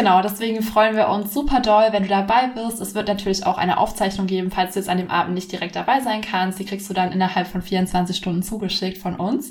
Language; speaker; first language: German; native; German